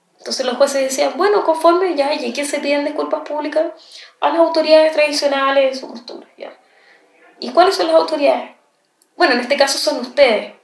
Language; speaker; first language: Spanish; native; Spanish